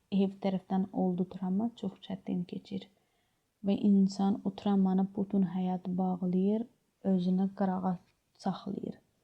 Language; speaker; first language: Azerbaijani; non-native, fluent; Urdu